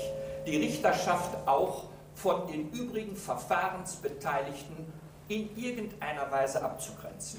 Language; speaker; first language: German; native; German